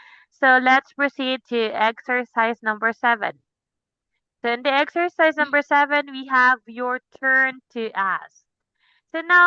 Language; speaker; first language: English; non-native, local second language; Cebuano